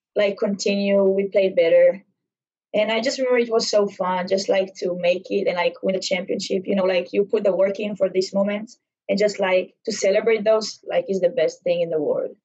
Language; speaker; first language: English; non-native, fluent; Hebrew